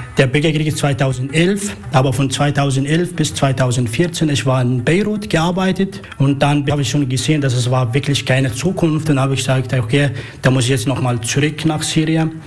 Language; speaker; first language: German; non-native, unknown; Arabic